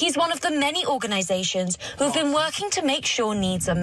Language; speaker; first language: English; native; English